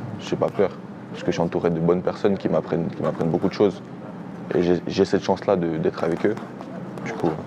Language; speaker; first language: French; early bilingual, other home language; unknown